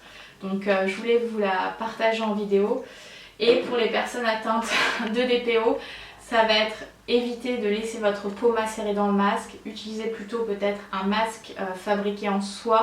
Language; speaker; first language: French; native; French